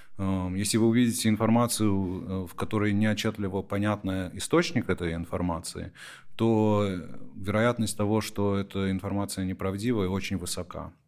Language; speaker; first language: Russian; early bilingual, heritage; Russian